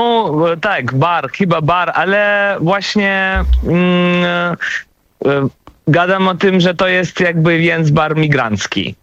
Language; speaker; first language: Polish; non-native, learner; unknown